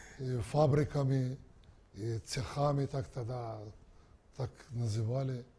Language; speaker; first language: Russian; non-native, local second language; Georgian